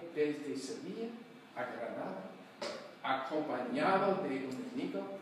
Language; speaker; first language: Spanish; non-native, fluent; English